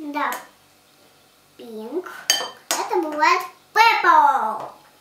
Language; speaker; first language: Russian; early bilingual, heritage; Russian